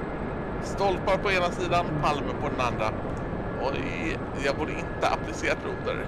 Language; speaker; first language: Swedish; native; Swedish